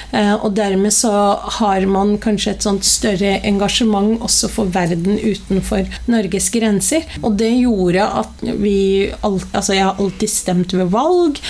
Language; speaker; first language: Norwegian; early bilingual, other home language; Somali